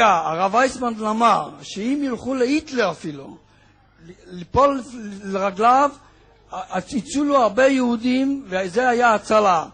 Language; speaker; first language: Hebrew; non-native, fluent; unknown